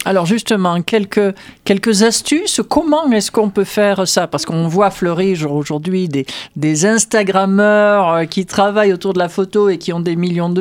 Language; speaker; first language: French; native; French